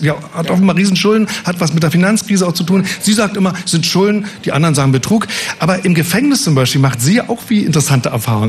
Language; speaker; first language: German; native; German